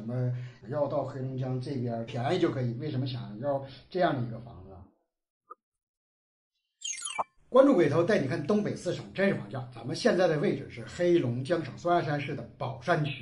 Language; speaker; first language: Chinese; native; Chinese